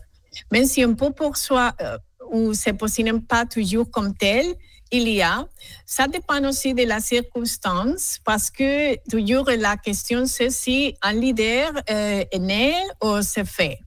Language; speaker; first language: French; non-native, fluent; Spanish